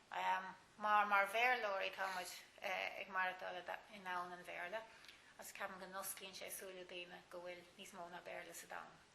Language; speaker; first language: Irish; native; Irish